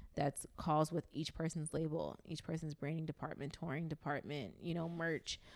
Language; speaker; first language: English; native; English